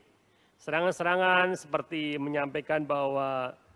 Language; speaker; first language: Indonesian; native; Indonesian